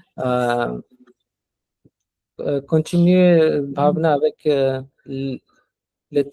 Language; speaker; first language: French; non-native, fluent; Hindi